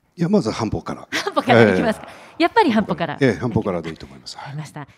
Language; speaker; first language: Japanese; native; Japanese